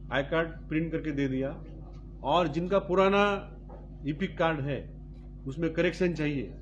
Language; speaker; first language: Hindi; non-native, local second language; Bangla